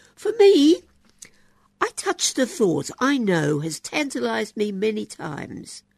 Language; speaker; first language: English; native; English